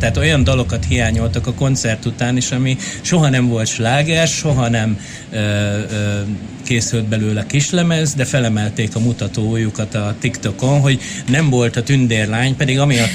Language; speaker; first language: Hungarian; native; Hungarian